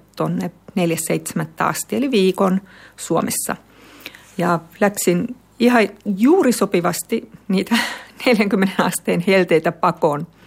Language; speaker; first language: Finnish; native; Finnish